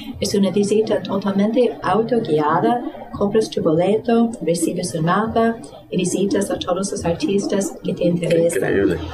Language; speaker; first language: Spanish; non-native, fluent; English